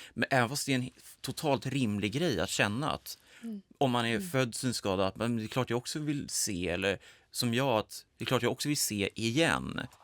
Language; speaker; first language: Swedish; native; Swedish